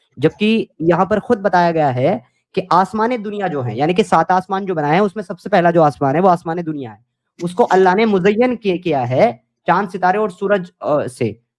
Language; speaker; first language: Hindi; native; Hindi